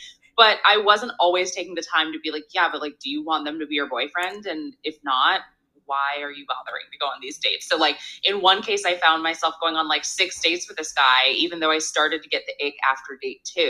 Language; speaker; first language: English; native; English